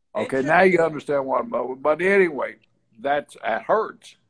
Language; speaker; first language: English; native; English